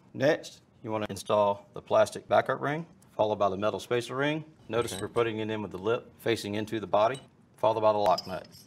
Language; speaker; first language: English; native; English